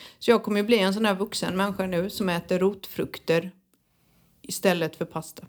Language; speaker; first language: Swedish; native; Swedish